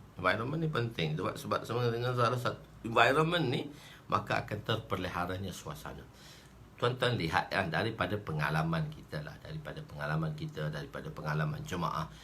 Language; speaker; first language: Malay; native; Malay